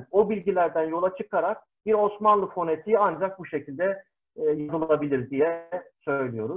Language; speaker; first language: Turkish; native; Turkish